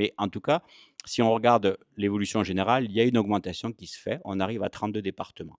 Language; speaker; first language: French; native; French